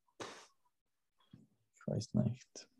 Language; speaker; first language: German; non-native, learner; Czech